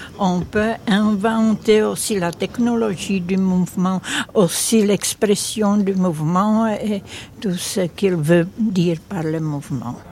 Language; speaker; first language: French; non-native, fluent; Czech